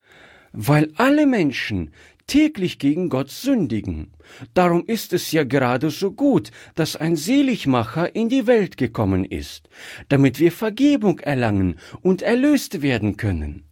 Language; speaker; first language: German; native; German